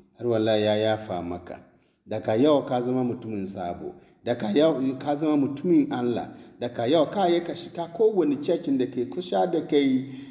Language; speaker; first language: Hausa; non-native, local second language; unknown